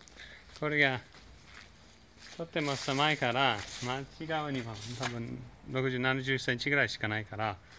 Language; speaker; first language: Japanese; non-native, fluent; English